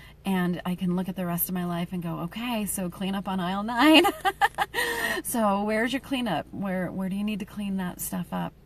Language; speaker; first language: English; native; English